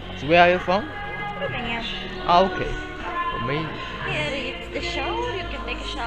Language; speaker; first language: English; non-native, learner; Romanian